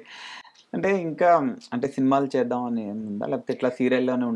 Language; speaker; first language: Telugu; native; Telugu